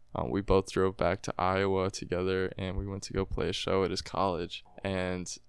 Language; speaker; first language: English; native; English